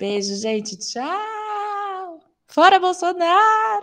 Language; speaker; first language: Portuguese; native; Portuguese